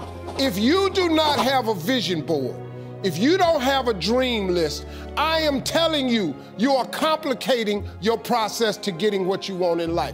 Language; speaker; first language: English; native; English